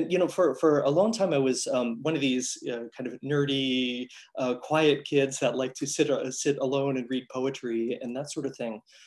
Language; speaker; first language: English; native; English